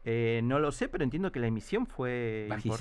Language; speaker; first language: Spanish; native; Spanish